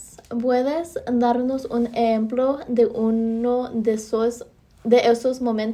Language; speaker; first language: Spanish; early bilingual, heritage; Spanish